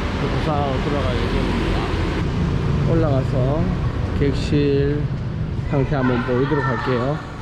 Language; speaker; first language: Korean; native; Korean